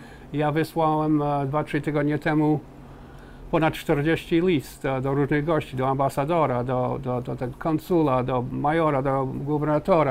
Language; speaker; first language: Polish; early bilingual, heritage; Polish